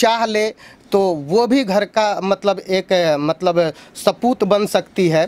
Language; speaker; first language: Hindi; native; Hindi